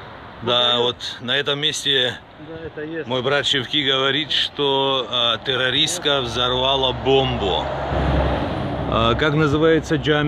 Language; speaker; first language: Russian; native; Russian